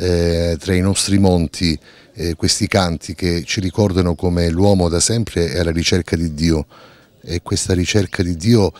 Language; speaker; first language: Italian; native; Italian